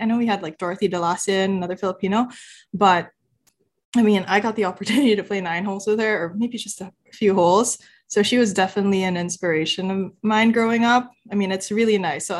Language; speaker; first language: English; non-native, local second language; Filipino